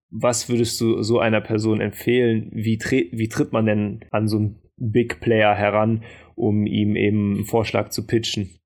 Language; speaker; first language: German; native; German